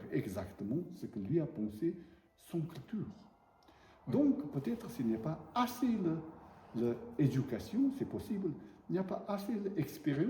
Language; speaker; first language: French; non-native, learner; Tibetan